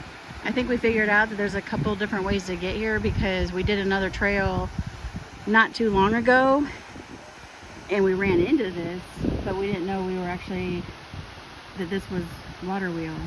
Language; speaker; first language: English; native; English